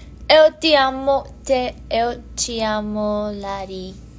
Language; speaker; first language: Portuguese; non-native, learner; Hindi